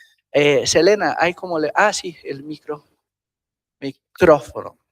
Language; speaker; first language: Spanish; non-native, fluent; Portuguese